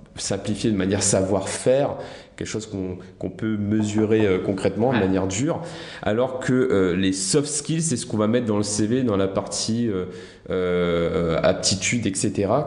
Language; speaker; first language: French; native; French